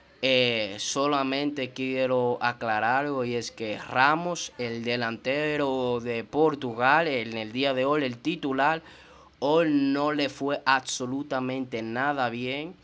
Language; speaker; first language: Spanish; native; Spanish